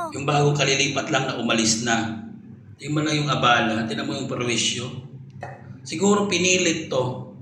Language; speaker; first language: Filipino; native; Filipino